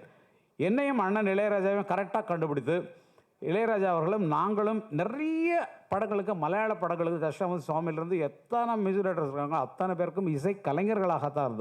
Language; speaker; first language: Tamil; native; Tamil